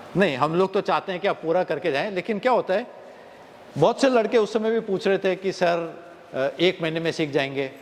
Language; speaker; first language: Hindi; native; Hindi